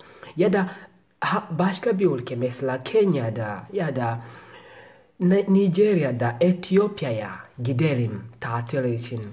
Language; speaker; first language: Turkish; non-native, learner; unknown